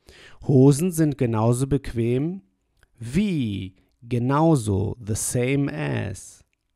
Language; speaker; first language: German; non-native, fluent; English